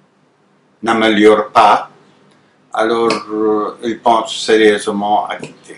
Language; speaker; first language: French; non-native, fluent; Arabic